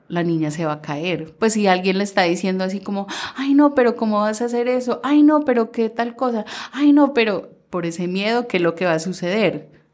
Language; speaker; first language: Spanish; early bilingual, heritage; Spanish